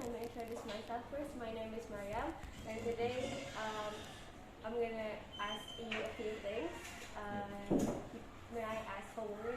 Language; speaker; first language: English; non-native, learner; Indonesian